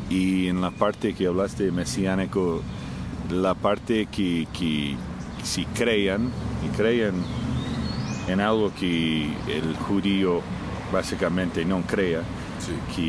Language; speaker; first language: Spanish; non-native, fluent; English